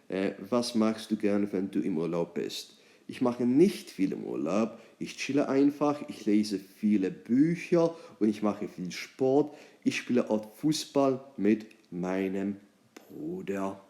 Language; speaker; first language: German; non-native, fluent; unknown